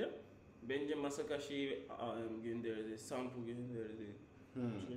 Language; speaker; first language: Turkish; non-native, learner; English